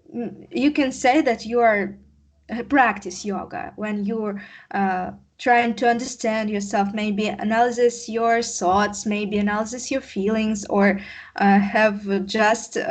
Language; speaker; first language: English; non-native, learner; Russian